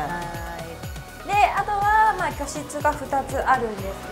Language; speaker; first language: Japanese; native; Japanese